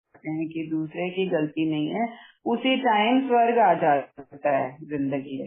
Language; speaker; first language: Hindi; native; Hindi